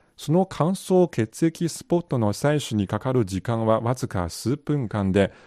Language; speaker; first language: Japanese; non-native, fluent; Chinese